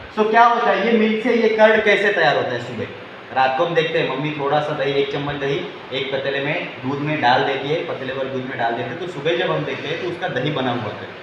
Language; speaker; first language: Hindi; non-native, local second language; Marathi